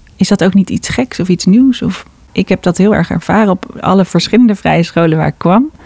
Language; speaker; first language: Dutch; native; Dutch